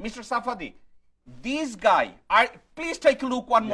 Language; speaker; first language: English; non-native, fluent; Bangla